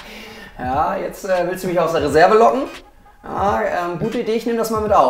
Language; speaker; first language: German; native; German